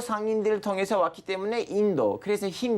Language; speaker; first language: Korean; non-native, fluent; Turkish